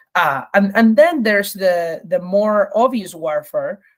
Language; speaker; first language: English; early bilingual, other home language; Spanish